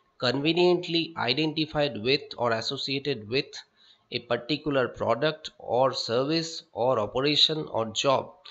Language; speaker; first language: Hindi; non-native, local second language; Bangla